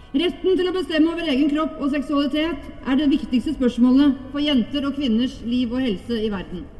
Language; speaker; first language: Norwegian; native; Norwegian